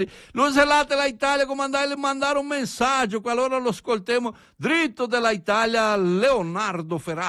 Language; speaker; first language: Italian; early bilingual, heritage; Venetian